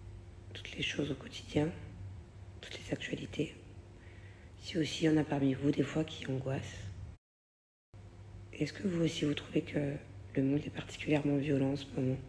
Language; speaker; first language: French; native; French